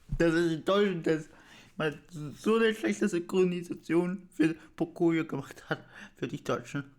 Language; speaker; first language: German; early bilingual, other home language; Spanish